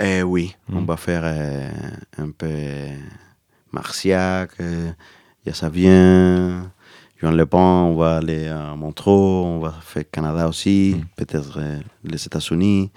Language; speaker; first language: French; non-native, learner; Spanish